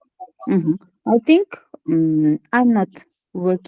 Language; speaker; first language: English; non-native, learner; Russian